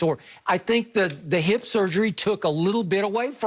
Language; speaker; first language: English; native; English